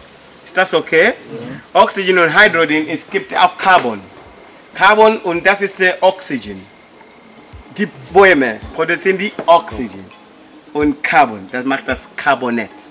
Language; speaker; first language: German; non-native, learner; Swahili